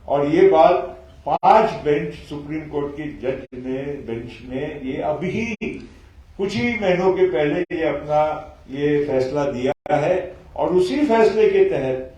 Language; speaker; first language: Hindi; non-native, local second language; Marathi